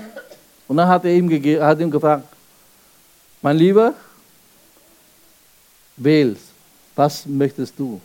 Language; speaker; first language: German; non-native, fluent; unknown